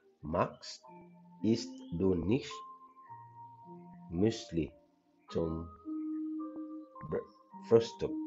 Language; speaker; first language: German; non-native, learner; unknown